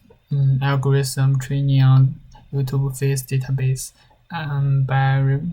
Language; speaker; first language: English; non-native, learner; Chinese